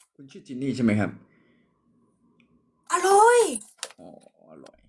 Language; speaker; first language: Thai; native; Thai